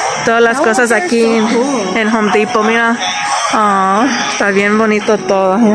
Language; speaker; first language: Spanish; early bilingual, heritage; English